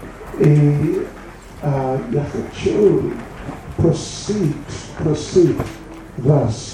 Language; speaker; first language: Russian; non-native, learner; English